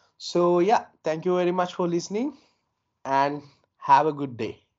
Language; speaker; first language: English; non-native, local second language; Sinhala